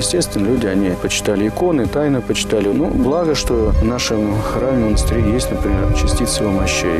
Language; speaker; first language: Russian; native; Russian